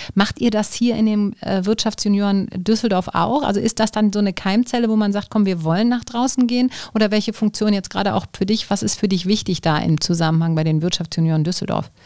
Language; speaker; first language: German; native; German